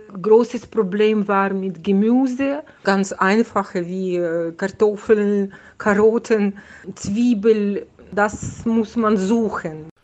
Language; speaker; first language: German; non-native, fluent; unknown